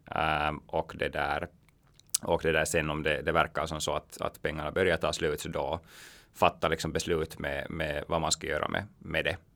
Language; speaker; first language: Swedish; native; Swedish